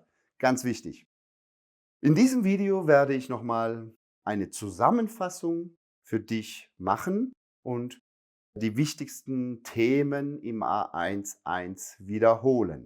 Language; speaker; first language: German; non-native, fluent; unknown